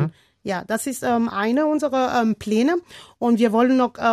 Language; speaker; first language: German; non-native, learner; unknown